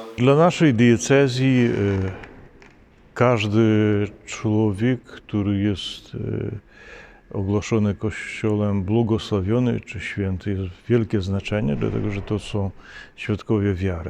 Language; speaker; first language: Polish; non-native, fluent; Ukrainian